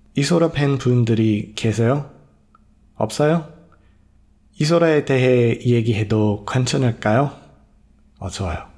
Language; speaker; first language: Korean; non-native, fluent; English